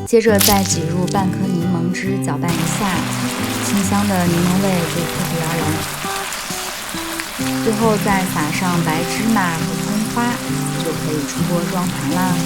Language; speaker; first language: Chinese; native; Chinese